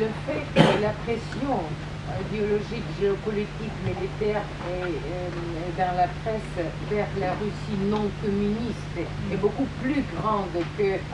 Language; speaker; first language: French; non-native, fluent; Russian